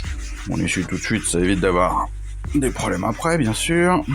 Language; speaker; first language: French; native; French